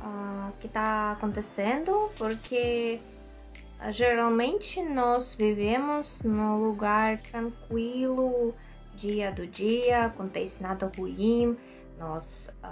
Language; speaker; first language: Portuguese; non-native, learner; Russian